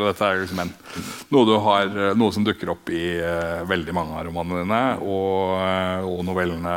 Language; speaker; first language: Norwegian; native; Norwegian